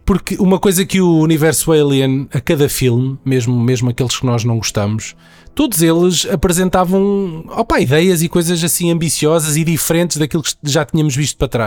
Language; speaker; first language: Portuguese; native; Portuguese